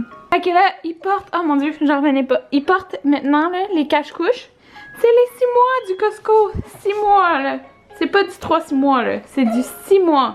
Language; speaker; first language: French; native; French